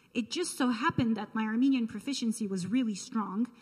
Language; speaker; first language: English; early bilingual, other home language; Armenian